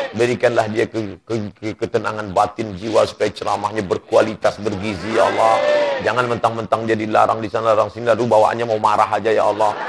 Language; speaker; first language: Indonesian; native; Indonesian